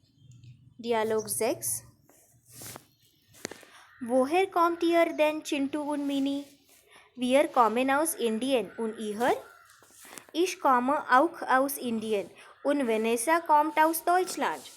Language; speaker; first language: German; non-native, fluent; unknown